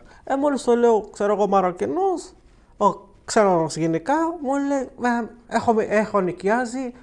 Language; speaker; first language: Greek; non-native, fluent; Arabic